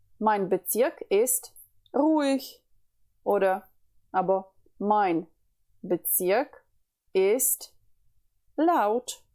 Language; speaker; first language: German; non-native, fluent; Ukrainian